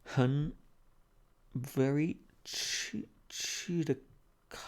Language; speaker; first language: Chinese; non-native, learner; English